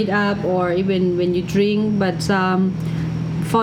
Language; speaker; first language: English; non-native, learner; Thai